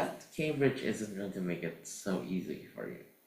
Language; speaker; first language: English; non-native, fluent; Indonesian